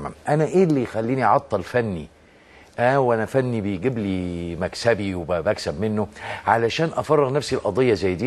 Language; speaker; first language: Arabic; native; Arabic